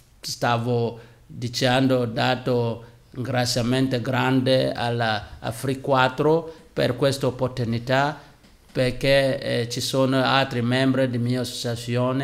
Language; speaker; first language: Italian; non-native, learner; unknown